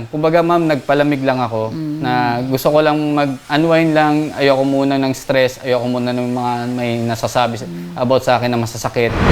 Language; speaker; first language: Filipino; native; Filipino